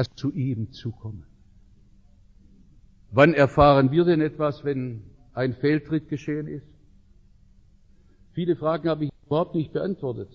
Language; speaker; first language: German; native; German